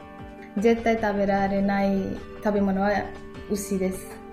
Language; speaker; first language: Japanese; non-native, learner; Nepali